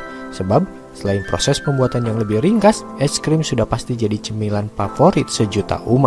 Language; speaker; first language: Indonesian; native; Indonesian